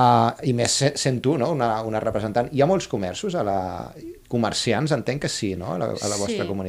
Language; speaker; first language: Catalan; native; Catalan